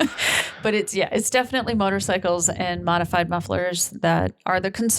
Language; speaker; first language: English; native; English